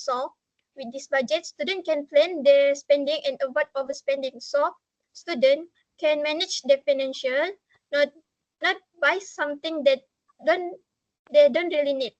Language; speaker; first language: English; non-native, learner; Malay